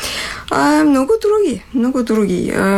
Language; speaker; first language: Bulgarian; non-native, fluent; French